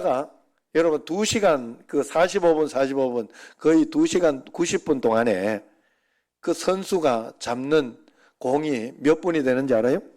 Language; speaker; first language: Korean; native; Korean